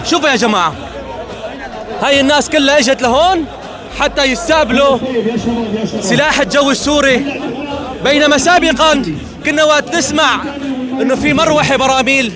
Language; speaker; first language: Arabic; native; Arabic